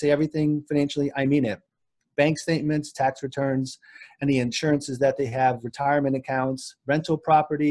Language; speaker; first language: English; native; English